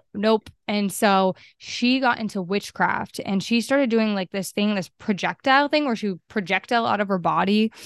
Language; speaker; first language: English; native; English